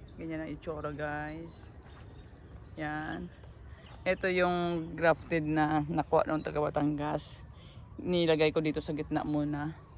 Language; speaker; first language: Filipino; native; Filipino